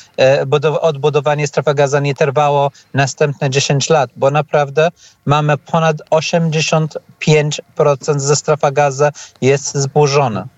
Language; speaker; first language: Polish; non-native, learner; Arabic